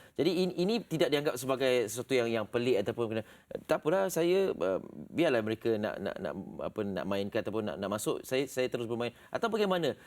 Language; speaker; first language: Malay; native; Malay